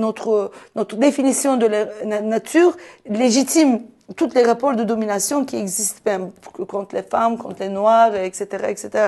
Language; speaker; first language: French; non-native, fluent; Turkish